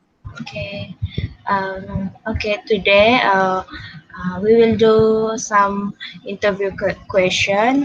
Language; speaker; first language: English; non-native, local second language; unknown